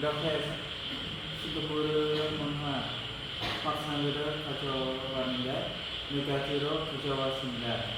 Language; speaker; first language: Korean; non-native, learner; Khmer